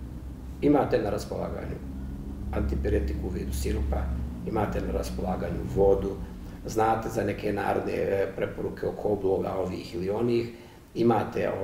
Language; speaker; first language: Bosnian; native; Bosnian